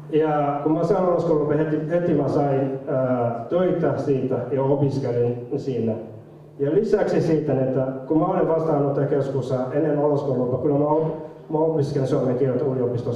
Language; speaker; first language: Finnish; non-native, fluent; Somali